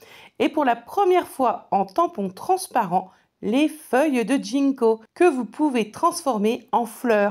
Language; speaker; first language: French; native; French